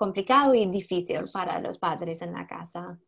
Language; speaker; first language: Spanish; non-native, learner; English